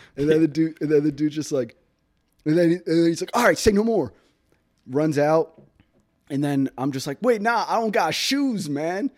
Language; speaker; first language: English; native; English